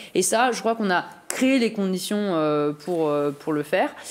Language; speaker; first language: French; native; French